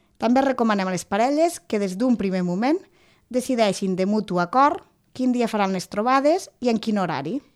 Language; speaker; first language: Catalan; native; Catalan